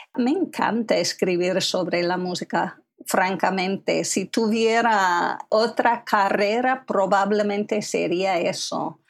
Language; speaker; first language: Spanish; non-native, fluent; English